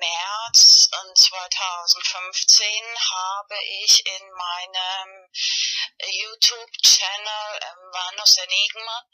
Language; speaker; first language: German; non-native, fluent; Spanish